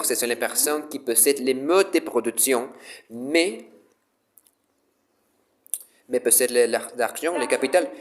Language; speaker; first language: French; non-native, learner; Spanish